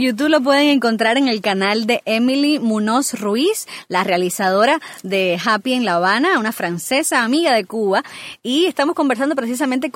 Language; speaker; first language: Spanish; native; Spanish